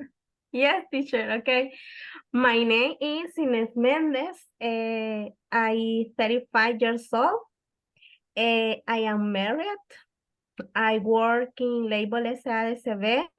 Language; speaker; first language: English; non-native, learner; Spanish